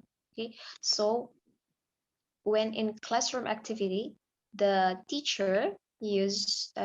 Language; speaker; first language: English; non-native, learner; Indonesian